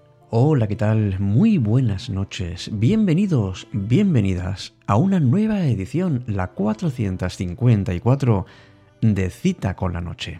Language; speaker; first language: Spanish; native; Spanish